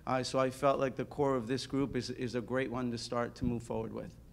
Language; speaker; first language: English; early bilingual, other home language; Spanish